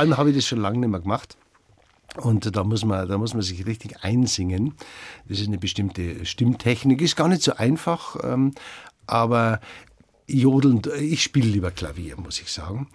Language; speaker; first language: German; native; German